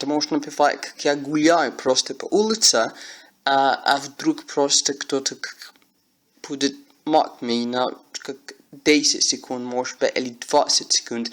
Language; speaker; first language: Russian; non-native, learner; English